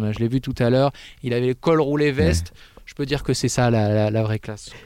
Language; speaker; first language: French; native; French